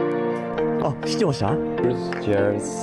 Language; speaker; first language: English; non-native, learner; Japanese